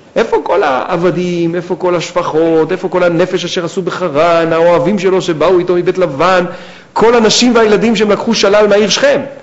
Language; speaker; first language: Hebrew; native; Hebrew